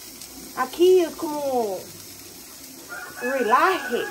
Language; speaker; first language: Spanish; non-native, learner; English